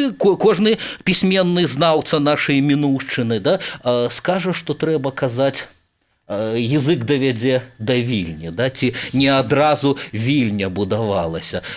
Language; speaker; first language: Belarusian; native; Belarusian